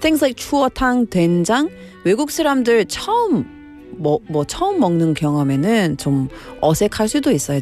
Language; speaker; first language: Korean; non-native, learner; English